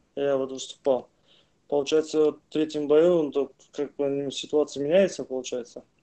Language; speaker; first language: Russian; non-native, local second language; Kazakh